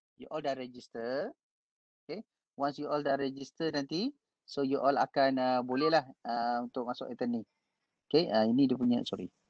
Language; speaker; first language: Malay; native; Malay